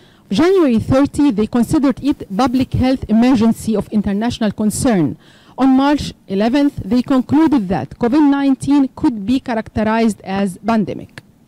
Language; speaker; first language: English; non-native, fluent; Arabic